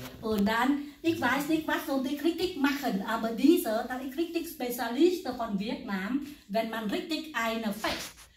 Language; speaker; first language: German; non-native, learner; Vietnamese